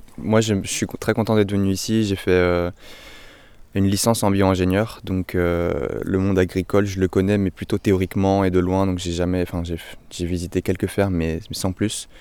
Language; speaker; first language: French; native; French